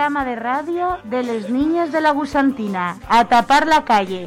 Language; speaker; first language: Spanish; native; Spanish